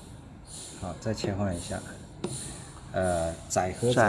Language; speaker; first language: Chinese; native; Chinese